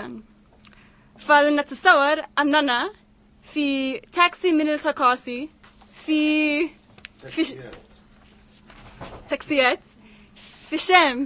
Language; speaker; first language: Arabic; non-native, fluent; English